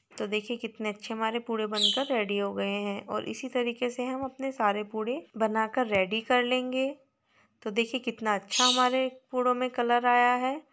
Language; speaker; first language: Hindi; native; Hindi